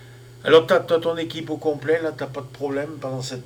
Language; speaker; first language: French; native; French